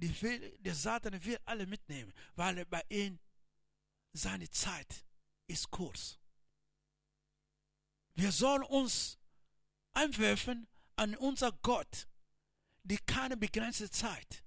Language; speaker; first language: German; non-native, learner; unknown